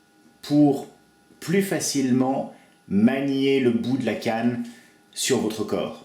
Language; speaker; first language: French; native; French